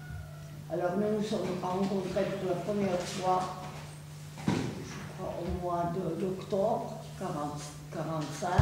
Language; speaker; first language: French; non-native, fluent; Czech